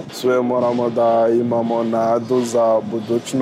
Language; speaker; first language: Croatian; non-native, learner; Rundi